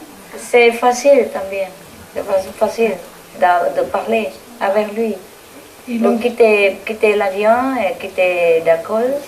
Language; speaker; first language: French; non-native, fluent; Vietnamese